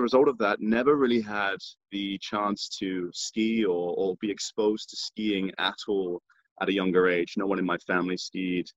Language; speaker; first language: English; native; English